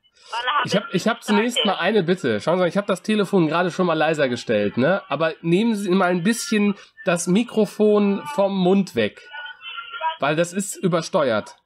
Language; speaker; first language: German; native; German